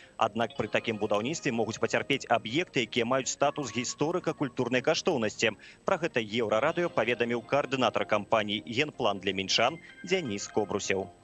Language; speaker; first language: Belarusian; native; Belarusian